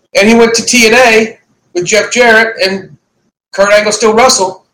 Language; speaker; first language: English; native; English